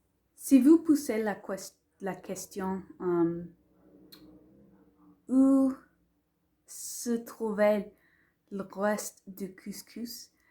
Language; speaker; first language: French; non-native, learner; English